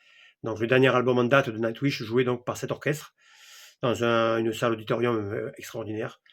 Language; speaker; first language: French; native; French